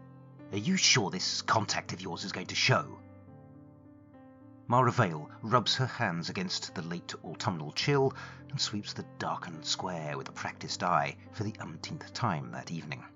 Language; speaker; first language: English; native; English